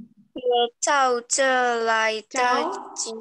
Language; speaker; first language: Chinese; non-native, learner; Indonesian